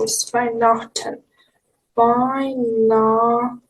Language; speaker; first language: German; non-native, fluent; Ukrainian